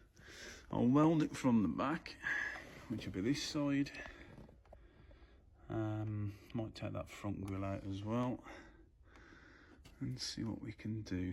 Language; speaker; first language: English; native; English